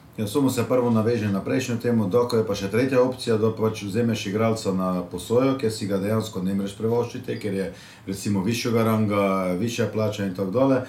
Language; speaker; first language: Slovenian; native; Slovenian